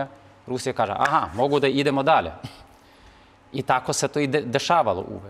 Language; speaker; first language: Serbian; non-native, fluent; Ukrainian